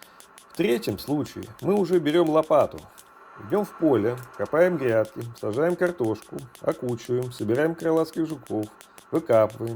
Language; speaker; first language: Russian; native; Russian